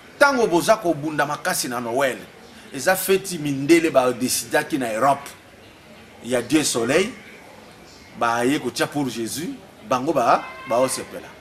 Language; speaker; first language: Lingala; non-native, local second language; Swahili